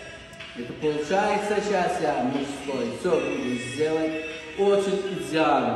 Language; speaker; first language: Russian; non-native, learner; Turkmen